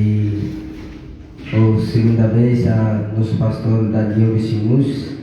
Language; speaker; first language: Portuguese; non-native, local second language; Haitian Creole